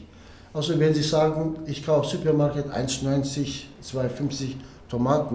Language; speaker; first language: German; non-native, learner; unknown